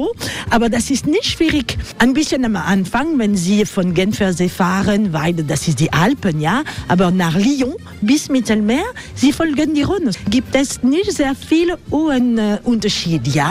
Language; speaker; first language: German; non-native, fluent; French